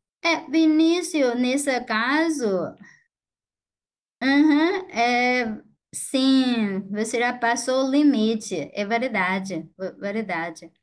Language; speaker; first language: Portuguese; non-native, fluent; Chinese